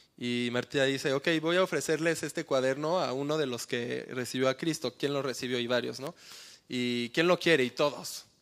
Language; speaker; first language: Spanish; early bilingual, heritage; Spanish